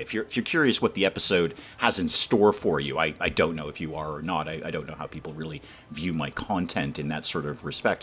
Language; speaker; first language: English; native; English